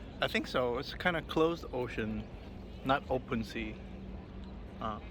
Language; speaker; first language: English; non-native, fluent; Korean